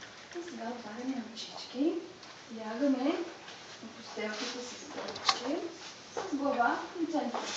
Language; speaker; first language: Bulgarian; native; Bulgarian